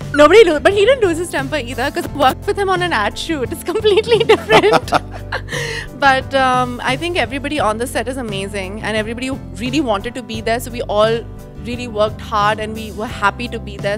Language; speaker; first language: English; non-native, local second language; Hindi